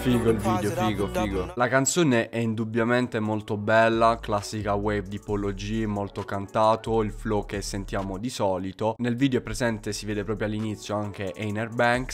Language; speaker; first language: Italian; native; Italian